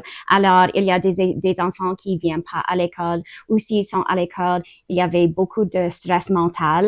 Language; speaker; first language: French; non-native, learner; English